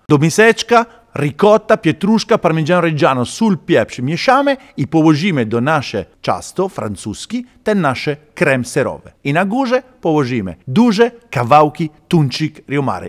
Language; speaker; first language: Polish; non-native, learner; Italian